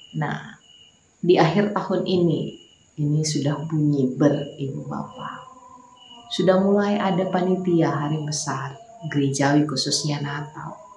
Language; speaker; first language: Indonesian; native; Indonesian